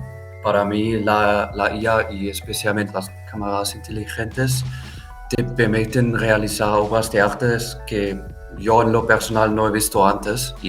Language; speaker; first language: Spanish; non-native, fluent; German